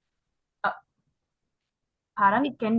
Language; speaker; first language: English; non-native, learner; Vietnamese